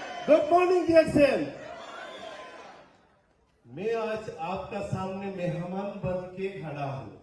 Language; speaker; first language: Hindi; non-native, learner; Bangla